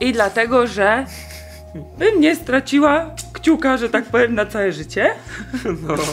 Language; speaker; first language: Polish; native; Polish